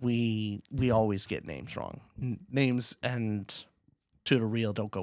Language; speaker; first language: English; native; English